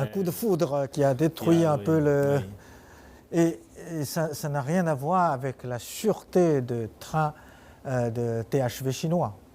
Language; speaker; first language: French; non-native, fluent; Chinese